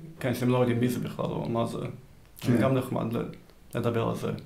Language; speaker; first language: Hebrew; early bilingual, heritage; Hebrew